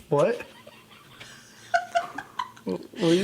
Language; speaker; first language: English; native; English